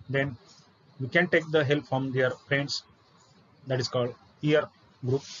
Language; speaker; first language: English; non-native, local second language; Marathi